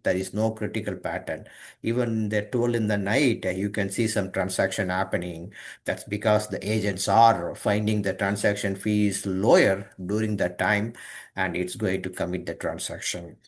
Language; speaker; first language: English; non-native, local second language; Tamil